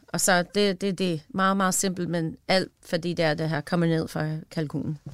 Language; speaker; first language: Danish; non-native, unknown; English